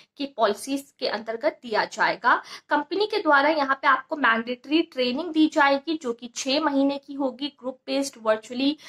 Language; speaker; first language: Hindi; native; Hindi